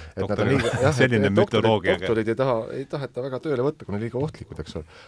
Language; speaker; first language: Estonian; native; Estonian